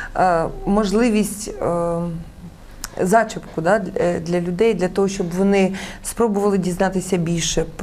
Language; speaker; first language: Ukrainian; native; Ukrainian